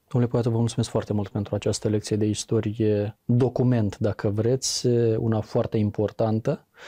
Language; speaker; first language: Romanian; native; Romanian